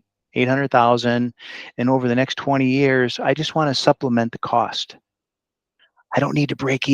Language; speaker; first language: English; native; English